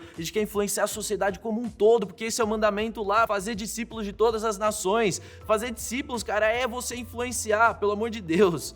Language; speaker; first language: Portuguese; native; Portuguese